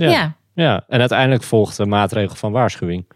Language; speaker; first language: Dutch; native; Dutch